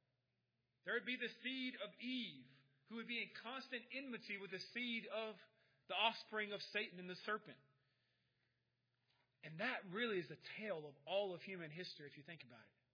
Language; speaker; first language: English; native; English